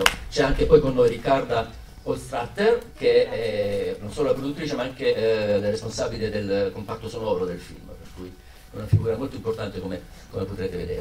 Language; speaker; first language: Italian; native; Italian